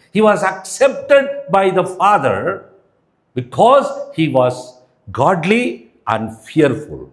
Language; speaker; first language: English; non-native, local second language; Telugu